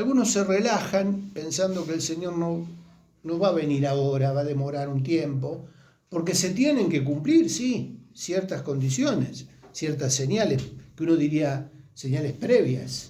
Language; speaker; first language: Spanish; native; Spanish